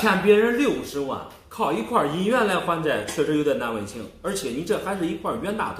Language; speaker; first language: Chinese; native; Chinese